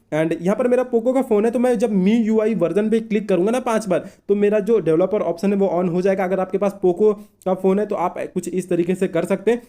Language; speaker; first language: Hindi; native; Hindi